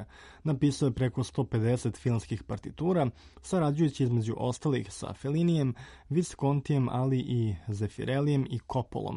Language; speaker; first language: Croatian; native; Croatian